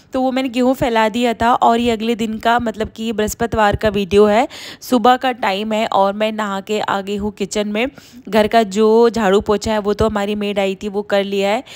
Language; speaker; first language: Hindi; native; Hindi